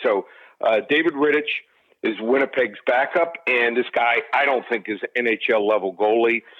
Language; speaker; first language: English; native; English